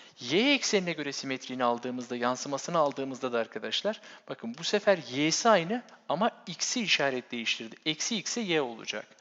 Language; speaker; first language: Turkish; native; Turkish